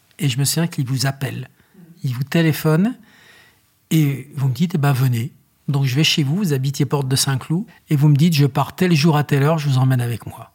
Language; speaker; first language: French; native; French